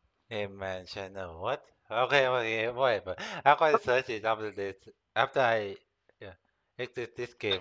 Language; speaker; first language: English; non-native, learner; Thai